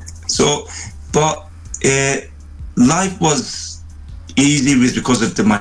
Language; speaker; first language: English; non-native, fluent; Persian